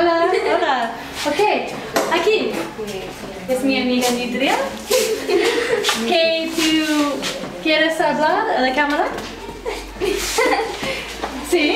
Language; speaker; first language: Spanish; non-native, learner; English